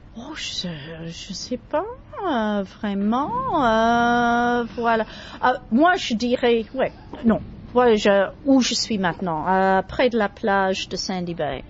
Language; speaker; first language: French; non-native, fluent; English